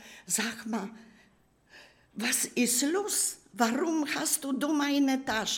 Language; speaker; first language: German; non-native, learner; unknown